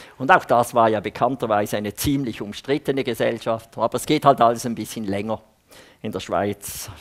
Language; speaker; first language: German; native; German